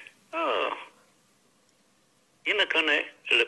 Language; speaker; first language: French; non-native, fluent; English